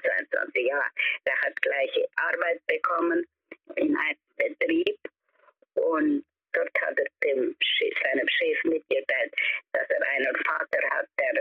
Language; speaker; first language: German; early bilingual, heritage; German